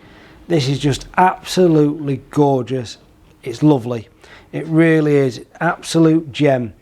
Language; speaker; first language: English; native; English